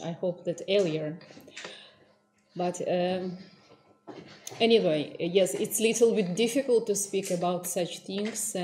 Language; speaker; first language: English; non-native, fluent; Ukrainian